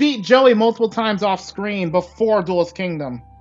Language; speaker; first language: English; native; English